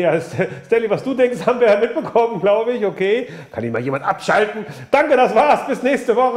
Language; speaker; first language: German; native; German